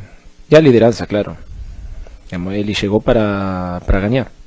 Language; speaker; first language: Portuguese; non-native, fluent; Spanish